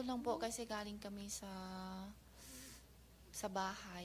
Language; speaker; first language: Filipino; non-native, learner; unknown